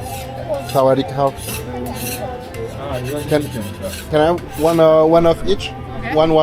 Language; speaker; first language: English; non-native, learner; French